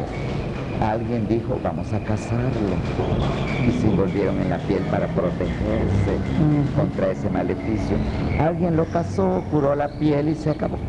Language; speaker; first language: Spanish; native; Spanish